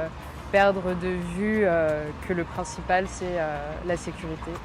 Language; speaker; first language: French; native; French